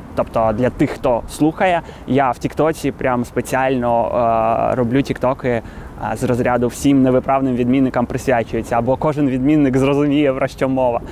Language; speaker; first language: Ukrainian; non-native, local second language; Russian